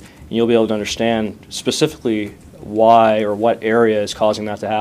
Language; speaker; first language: English; native; English